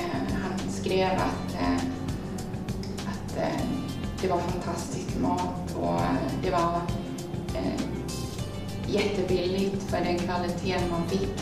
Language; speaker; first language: Swedish; early bilingual, other home language; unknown